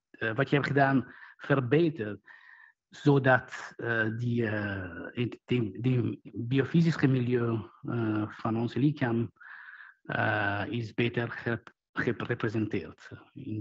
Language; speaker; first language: Dutch; non-native, fluent; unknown